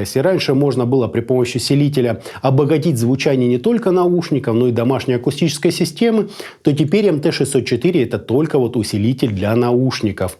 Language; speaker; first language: Russian; native; Russian